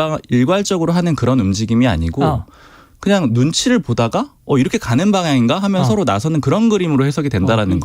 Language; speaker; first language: Korean; native; Korean